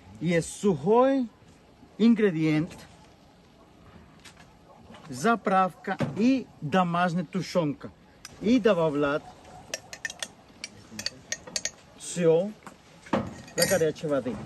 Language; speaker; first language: Russian; non-native, learner; Spanish